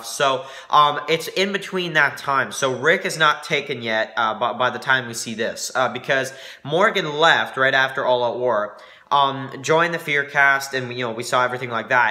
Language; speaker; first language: English; native; English